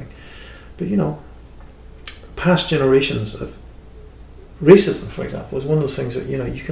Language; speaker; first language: English; native; English